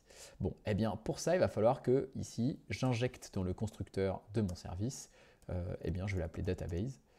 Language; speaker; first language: French; native; French